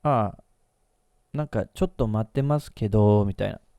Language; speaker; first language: Japanese; non-native, fluent; English